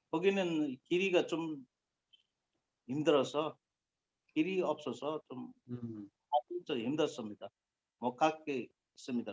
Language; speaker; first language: Korean; non-native, learner; Nepali